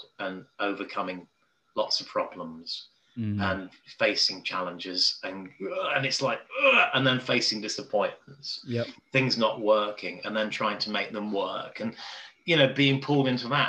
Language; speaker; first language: English; native; English